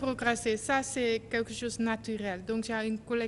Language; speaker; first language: French; non-native, learner; Dutch